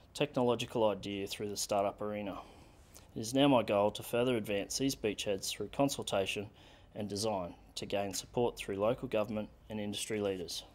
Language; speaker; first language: English; native; English